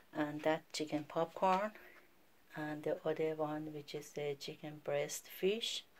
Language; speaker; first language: English; non-native, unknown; Persian